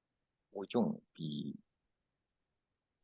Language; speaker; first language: Chinese; non-native, learner; Japanese